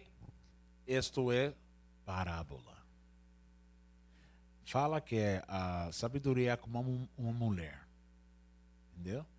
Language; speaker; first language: Portuguese; non-native, learner; Spanish